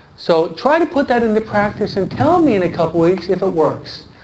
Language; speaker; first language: English; native; English